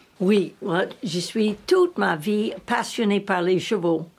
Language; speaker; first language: French; non-native, learner; English